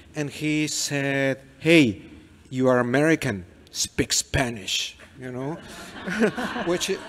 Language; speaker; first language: English; non-native, fluent; Spanish